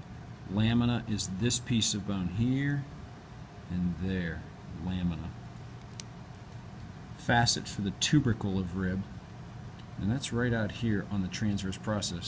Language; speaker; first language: English; native; English